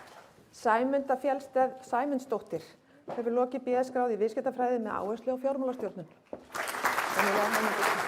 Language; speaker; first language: Icelandic; native; Icelandic